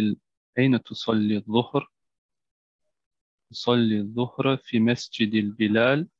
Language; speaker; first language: Arabic; non-native, learner; German